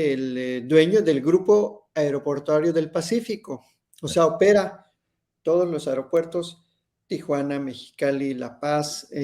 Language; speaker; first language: Spanish; native; Spanish